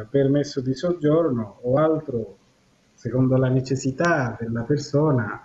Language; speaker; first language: Italian; non-native, fluent; Bangla